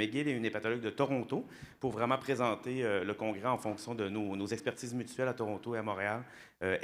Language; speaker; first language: French; native; French